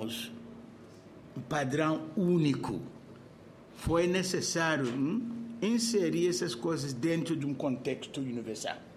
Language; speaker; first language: Portuguese; non-native, fluent; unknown